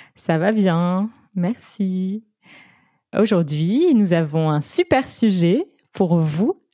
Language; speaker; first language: French; native; French